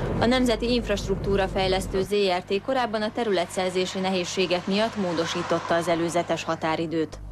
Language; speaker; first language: Hungarian; native; Hungarian